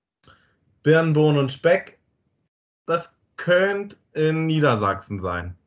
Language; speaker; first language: German; native; German